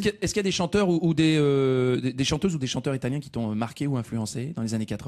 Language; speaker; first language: French; native; French